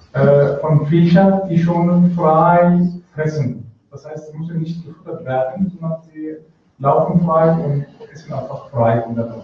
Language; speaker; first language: German; non-native, fluent; Arabic